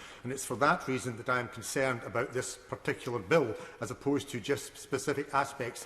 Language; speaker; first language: English; native; English